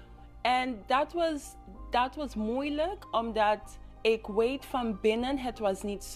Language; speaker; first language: Dutch; non-native, local second language; English